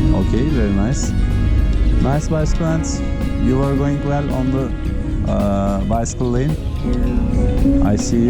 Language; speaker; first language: English; non-native, learner; Turkish